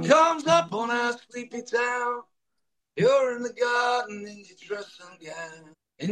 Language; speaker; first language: English; native; English